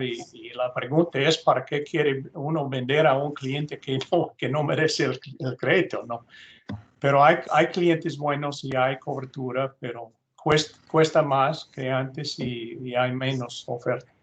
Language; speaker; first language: Spanish; non-native, fluent; English